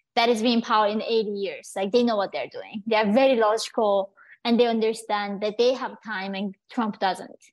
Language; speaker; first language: English; early bilingual, other home language; Korean